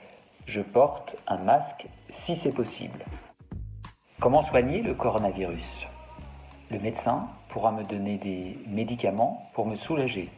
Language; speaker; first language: French; native; French